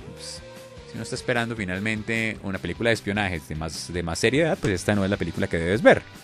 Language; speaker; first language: Spanish; native; Spanish